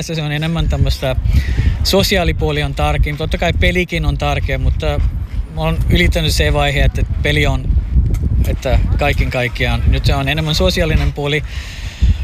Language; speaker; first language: Finnish; non-native, fluent; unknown